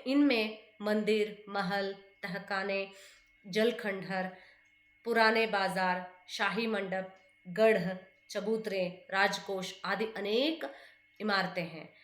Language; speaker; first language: Hindi; non-native, local second language; Kannada